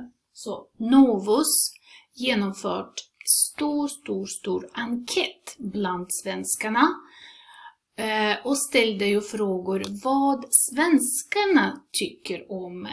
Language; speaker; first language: Swedish; non-native, fluent; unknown